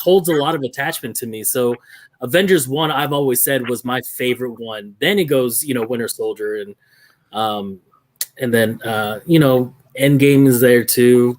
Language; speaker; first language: English; native; English